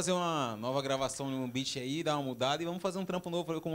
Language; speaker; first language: Portuguese; native; Portuguese